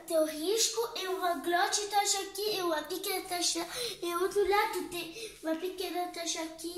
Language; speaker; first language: Portuguese; non-native, learner; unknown